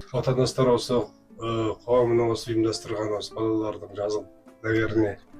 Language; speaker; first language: Kazakh; native; Kazakh